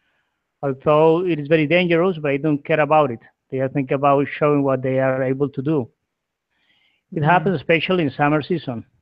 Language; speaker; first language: English; non-native, learner; Spanish